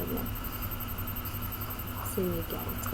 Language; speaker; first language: French; non-native, fluent; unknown